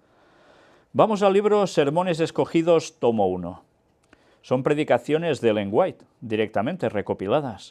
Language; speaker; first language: Spanish; native; Spanish